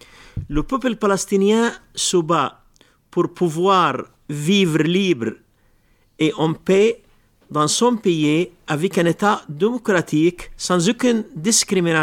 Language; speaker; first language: French; non-native, local second language; Arabic